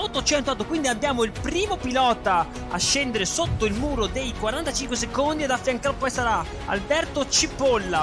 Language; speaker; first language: Italian; native; Italian